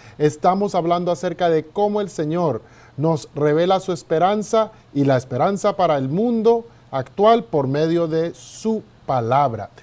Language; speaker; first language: Spanish; native; Spanish